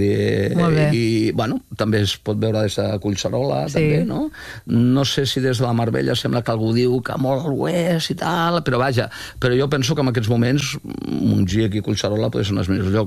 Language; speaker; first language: Catalan; native; Catalan